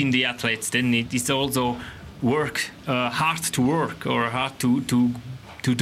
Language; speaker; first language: English; non-native, learner; Romansh